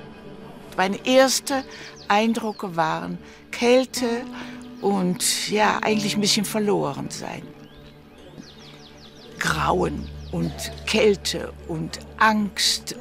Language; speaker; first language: German; early bilingual, heritage; German